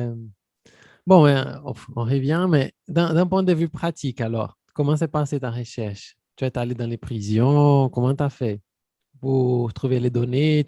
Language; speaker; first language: French; non-native, fluent; Portuguese